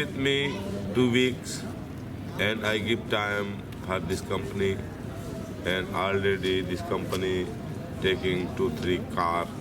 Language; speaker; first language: English; non-native, learner; Hindi